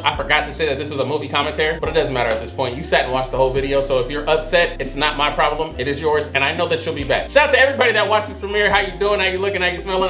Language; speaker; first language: English; native; English